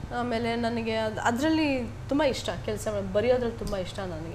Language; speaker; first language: Kannada; native; Kannada